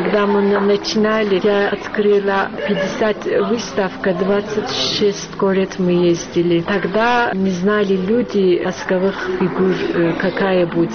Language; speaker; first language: Russian; non-native, learner; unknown